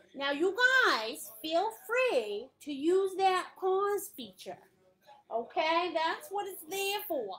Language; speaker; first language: English; native; English